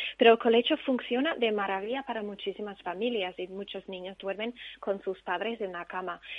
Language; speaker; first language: Spanish; non-native, fluent; English